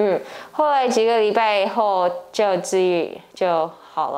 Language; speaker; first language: Chinese; early bilingual, heritage; English